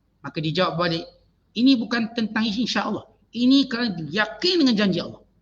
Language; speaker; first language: Malay; native; Malay